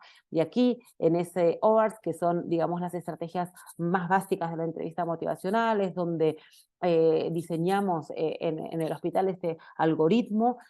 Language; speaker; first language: Spanish; native; Spanish